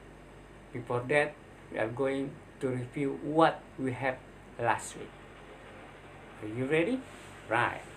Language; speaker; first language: English; non-native, learner; Indonesian